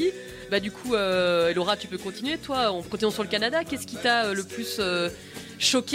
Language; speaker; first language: French; native; French